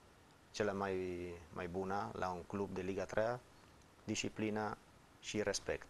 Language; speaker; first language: Romanian; non-native, fluent; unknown